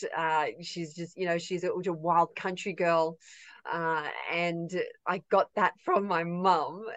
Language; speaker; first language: English; native; English